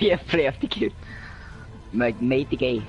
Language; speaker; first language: Icelandic; early bilingual, other home language; Norwegian